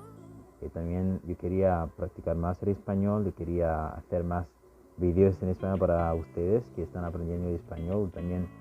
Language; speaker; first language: Spanish; non-native, fluent; Haitian Creole